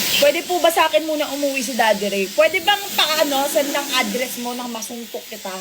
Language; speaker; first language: Filipino; native; Filipino